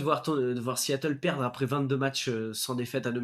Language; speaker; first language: French; native; French